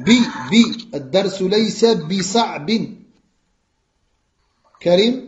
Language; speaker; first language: Arabic; non-native, fluent; French